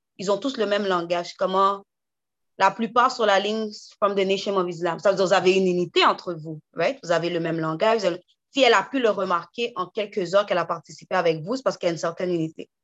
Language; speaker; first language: French; early bilingual, heritage; French